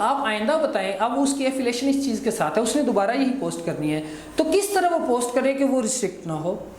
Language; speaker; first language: Hindi; non-native, local second language; Punjabi